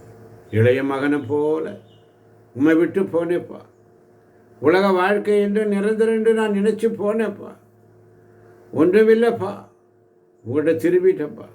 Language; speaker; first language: Tamil; native; Tamil